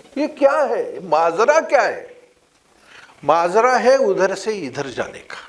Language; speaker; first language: Hindi; non-native, local second language; Marathi